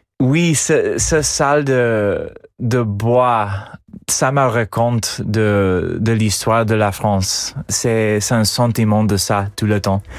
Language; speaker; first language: French; non-native, fluent; English